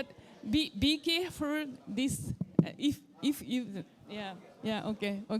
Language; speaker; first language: English; non-native, learner; Japanese